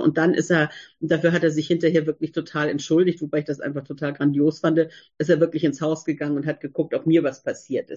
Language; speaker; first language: German; native; German